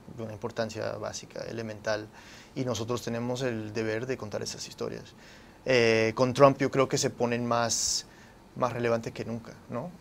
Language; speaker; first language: Spanish; early bilingual, heritage; Spanish